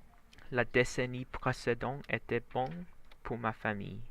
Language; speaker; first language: French; non-native, learner; Vietnamese